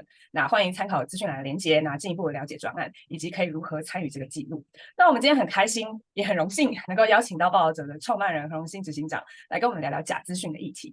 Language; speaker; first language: Chinese; native; Chinese